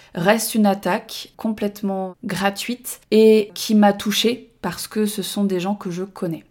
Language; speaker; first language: French; native; French